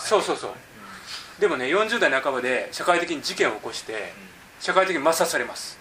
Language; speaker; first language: Japanese; native; Japanese